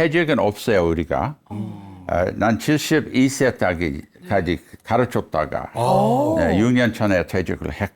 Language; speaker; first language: Korean; non-native, fluent; English